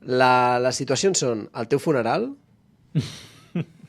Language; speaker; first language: Catalan; native; Catalan